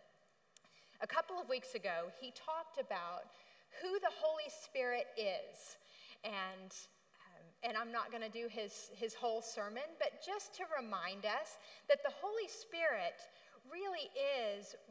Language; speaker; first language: English; native; English